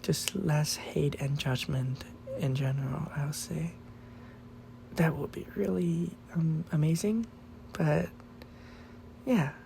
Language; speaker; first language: English; non-native, fluent; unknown